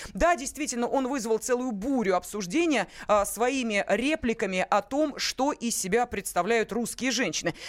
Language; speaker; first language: Russian; native; Russian